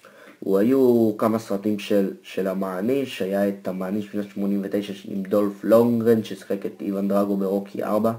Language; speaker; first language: Hebrew; native; Hebrew